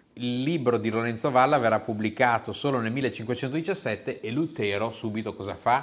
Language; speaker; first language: Italian; native; Italian